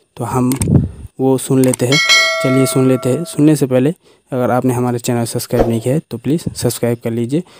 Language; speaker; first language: Hindi; native; Hindi